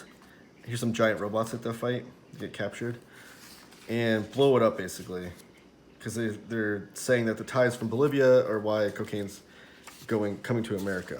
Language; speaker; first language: English; native; English